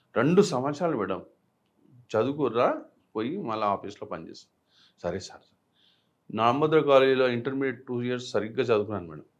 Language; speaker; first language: Telugu; non-native, local second language; Hindi